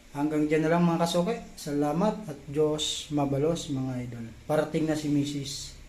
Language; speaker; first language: Filipino; non-native, local second language; Bikol